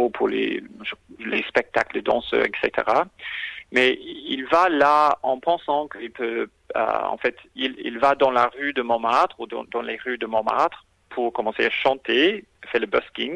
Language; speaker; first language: French; non-native, fluent; English